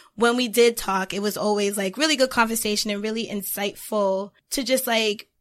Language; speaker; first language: English; native; English